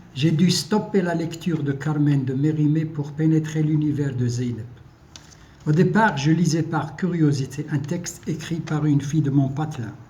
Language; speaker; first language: French; non-native, local second language; Arabic